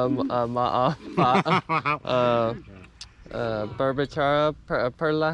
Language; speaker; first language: Indonesian; non-native, learner; English